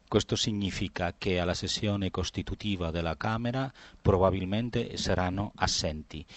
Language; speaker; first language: Italian; non-native, fluent; Catalan